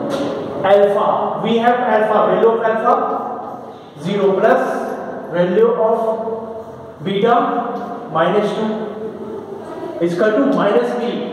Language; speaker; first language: Hindi; native; Hindi